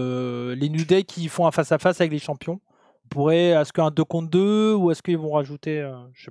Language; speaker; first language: French; native; French